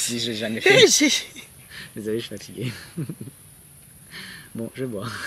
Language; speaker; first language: French; native; French